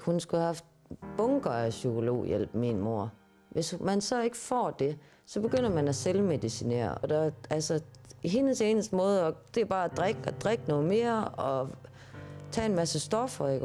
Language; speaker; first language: Danish; native; Danish